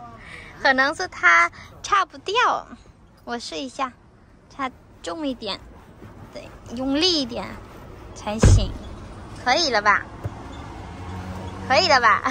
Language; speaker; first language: Chinese; non-native, fluent; Vietnamese